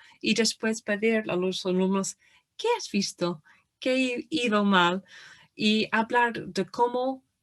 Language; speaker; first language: Spanish; non-native, fluent; English